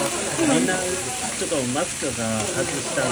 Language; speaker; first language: Japanese; non-native, learner; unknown